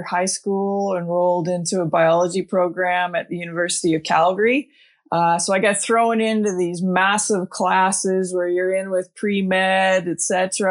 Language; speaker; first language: English; native; English